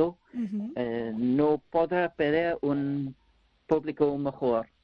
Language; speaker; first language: Spanish; non-native, learner; English